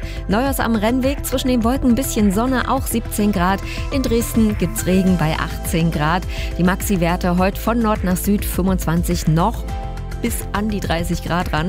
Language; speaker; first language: German; native; German